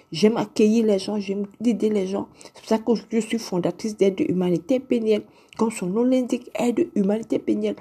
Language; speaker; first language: French; non-native, local second language; Lingala